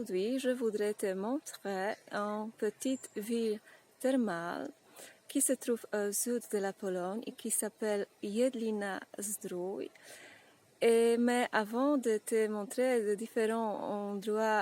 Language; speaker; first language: French; non-native, fluent; Polish